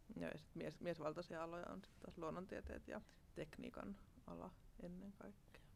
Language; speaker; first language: Finnish; non-native, fluent; German